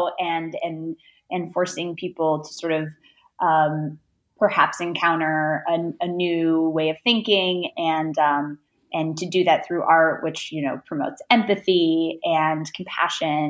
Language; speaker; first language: English; native; English